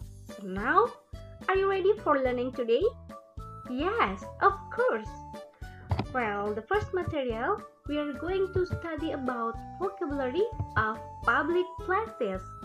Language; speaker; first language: English; non-native, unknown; Indonesian